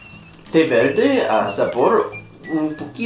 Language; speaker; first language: Spanish; non-native, learner; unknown